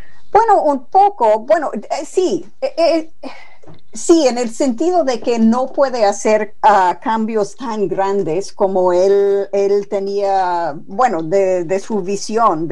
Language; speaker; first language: Spanish; non-native, fluent; English